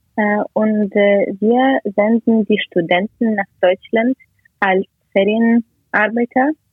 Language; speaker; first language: German; non-native, learner; Ukrainian